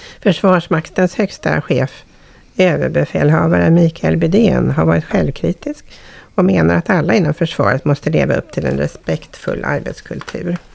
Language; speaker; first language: Swedish; native; Swedish